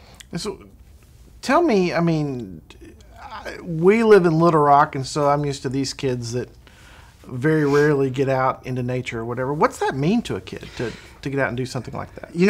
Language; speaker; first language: English; native; English